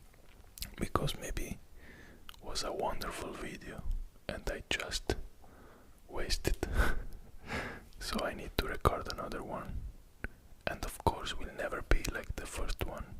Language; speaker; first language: English; non-native, fluent; Italian